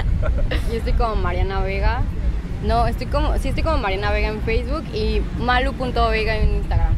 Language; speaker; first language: Spanish; native; Spanish